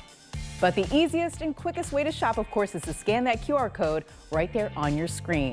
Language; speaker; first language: English; native; English